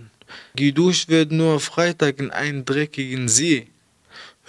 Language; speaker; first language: German; early bilingual, other home language; Arabic